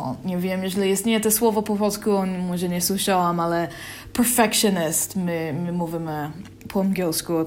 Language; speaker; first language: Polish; non-native, learner; English